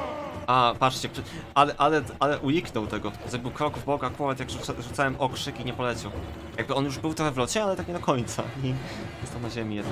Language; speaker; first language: Polish; native; Polish